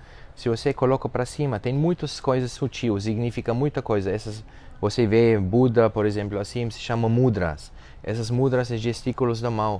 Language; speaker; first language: Portuguese; non-native, fluent; German